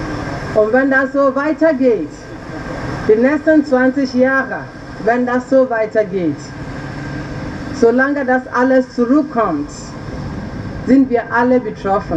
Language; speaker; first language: German; non-native, learner; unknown